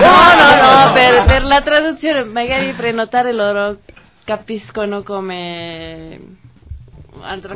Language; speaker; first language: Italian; non-native, learner; Spanish